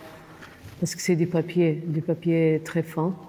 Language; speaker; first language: French; non-native, fluent; Portuguese